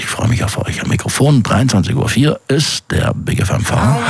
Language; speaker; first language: German; native; German